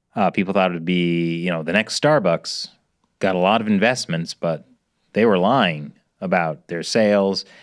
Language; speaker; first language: English; native; English